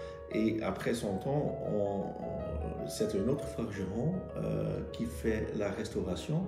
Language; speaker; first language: French; non-native, local second language; Dutch